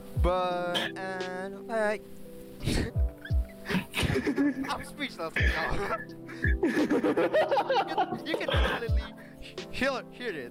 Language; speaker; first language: English; non-native, learner; Indonesian